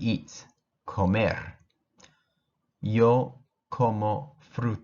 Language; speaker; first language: Spanish; non-native, fluent; English